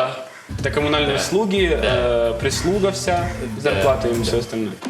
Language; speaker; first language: Russian; native; Russian